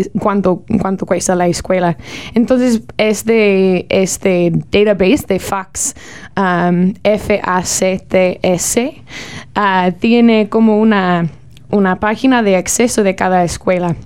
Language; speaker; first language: Spanish; non-native, learner; English